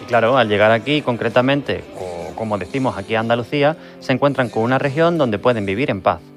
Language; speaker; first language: Spanish; native; Spanish